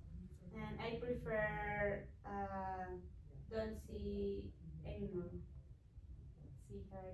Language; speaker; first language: English; non-native, learner; Spanish